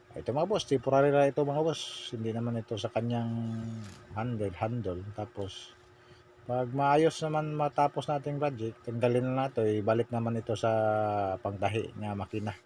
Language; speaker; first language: Filipino; non-native, local second language; Cebuano